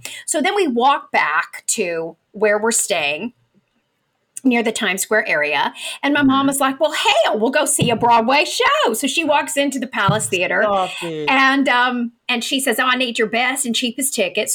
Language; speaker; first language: English; native; English